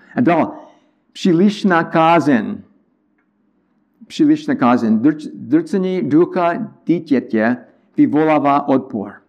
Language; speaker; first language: Czech; non-native, learner; English